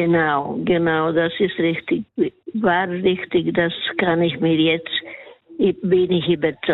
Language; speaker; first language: German; non-native, fluent; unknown